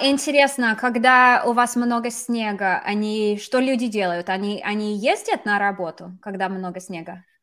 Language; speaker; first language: Russian; non-native, fluent; English